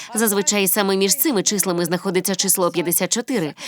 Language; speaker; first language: Ukrainian; non-native, fluent; English